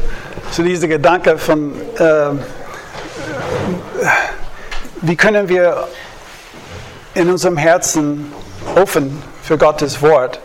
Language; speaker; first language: German; non-native, fluent; English